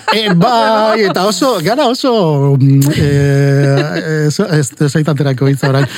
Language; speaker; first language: Basque; non-native, local second language; Spanish